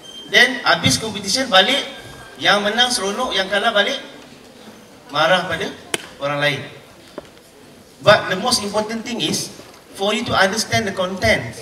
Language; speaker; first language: English; non-native, local second language; Malay